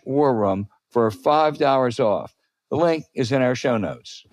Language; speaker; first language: English; native; English